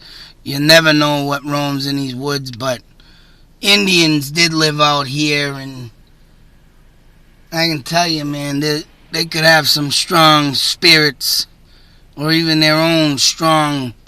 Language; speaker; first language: English; native; English